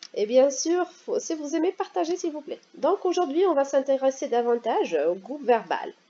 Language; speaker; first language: French; non-native, local second language; Arabic